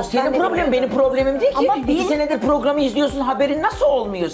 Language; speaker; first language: Turkish; native; Turkish